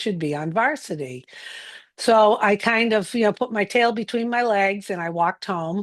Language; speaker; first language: English; native; English